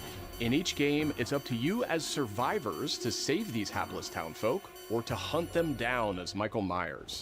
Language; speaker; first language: English; native; English